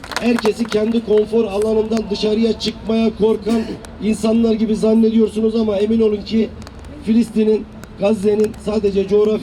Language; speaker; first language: Turkish; native; Turkish